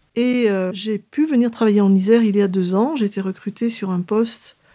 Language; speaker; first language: French; native; French